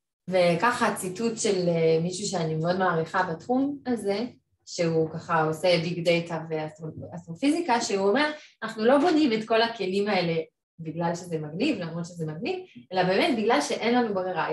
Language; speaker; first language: Hebrew; non-native, fluent; French